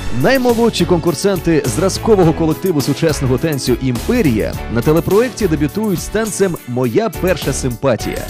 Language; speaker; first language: Ukrainian; native; Ukrainian